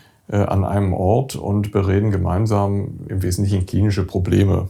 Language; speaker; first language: German; native; German